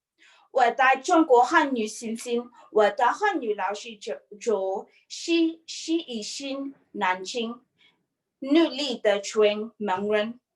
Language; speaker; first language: Chinese; non-native, learner; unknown